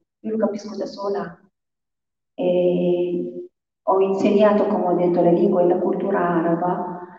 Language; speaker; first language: Italian; non-native, fluent; Arabic